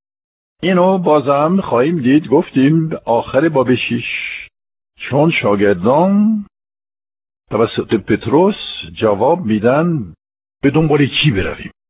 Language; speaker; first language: Persian; non-native, fluent; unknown